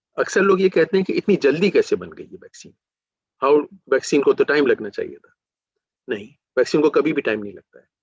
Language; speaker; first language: Urdu; native; Urdu